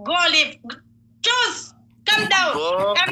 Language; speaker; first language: English; non-native, learner; Oromo